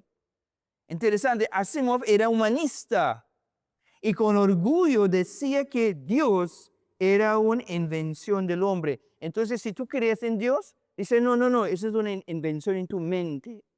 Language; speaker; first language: Spanish; non-native, learner; English